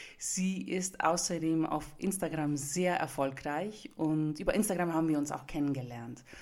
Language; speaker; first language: German; early bilingual, other home language; Greek